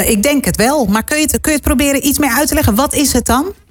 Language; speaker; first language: Dutch; native; Dutch